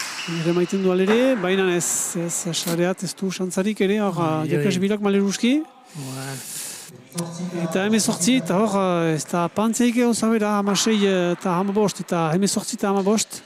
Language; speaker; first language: Basque; native; Basque